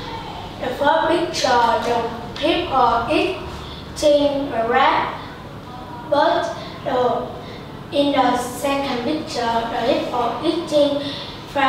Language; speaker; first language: English; non-native, learner; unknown